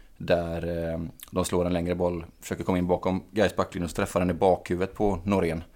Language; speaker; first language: Swedish; native; Swedish